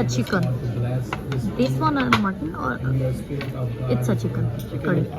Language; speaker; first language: English; non-native, local second language; Punjabi